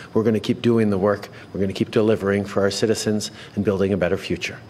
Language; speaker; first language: English; early bilingual, other home language; French